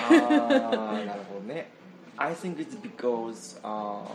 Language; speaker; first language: English; non-native, learner; Japanese